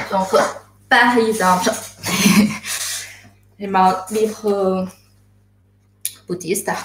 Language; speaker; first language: French; non-native, fluent; Chinese